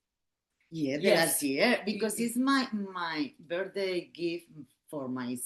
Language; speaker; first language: English; non-native, learner; Catalan